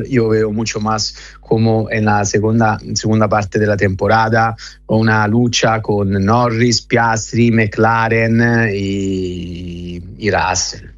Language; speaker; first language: Spanish; non-native, fluent; Italian